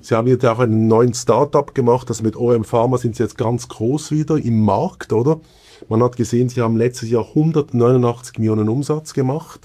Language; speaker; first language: German; native; German